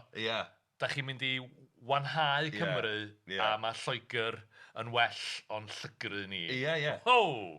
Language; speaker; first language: Welsh; native; Welsh